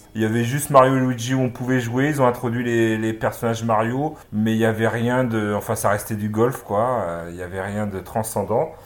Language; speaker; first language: French; native; French